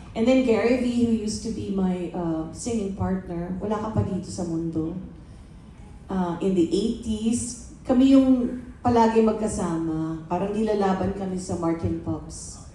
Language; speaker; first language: Filipino; native; Filipino